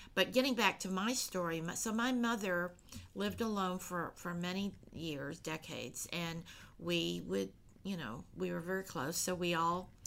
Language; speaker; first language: English; native; English